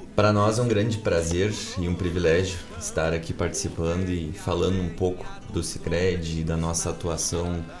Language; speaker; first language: Portuguese; native; Portuguese